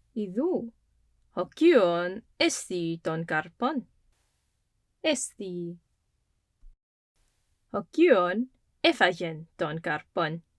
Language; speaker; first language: Greek; non-native, fluent; English